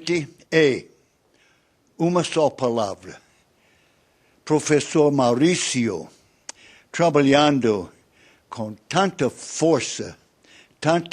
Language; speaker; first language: Portuguese; non-native, fluent; English